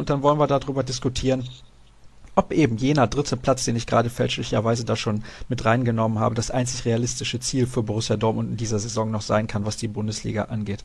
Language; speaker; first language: German; native; German